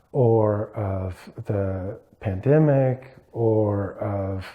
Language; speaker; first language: English; native; English